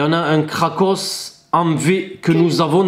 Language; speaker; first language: French; native; French